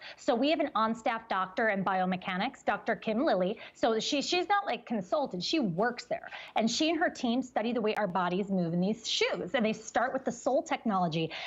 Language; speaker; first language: English; native; English